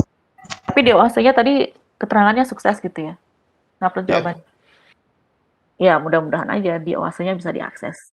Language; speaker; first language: Indonesian; native; Indonesian